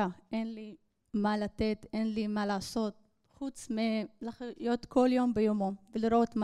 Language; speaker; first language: Hebrew; non-native, local second language; Arabic